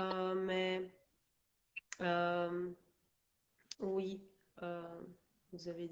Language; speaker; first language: French; non-native, learner; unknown